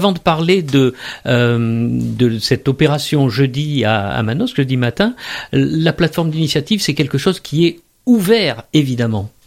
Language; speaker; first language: French; native; French